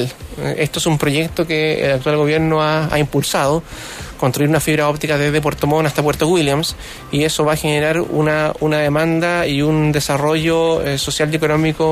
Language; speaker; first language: Spanish; native; Spanish